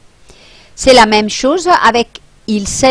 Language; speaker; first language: French; non-native, fluent; Spanish